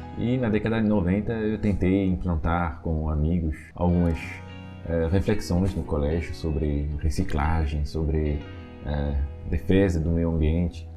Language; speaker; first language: Portuguese; non-native, fluent; French